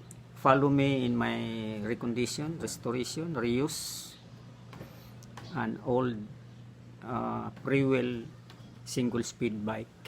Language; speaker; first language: English; non-native, local second language; Filipino